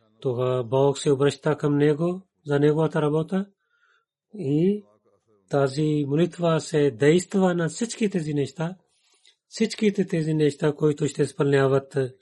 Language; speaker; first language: Bulgarian; non-native, learner; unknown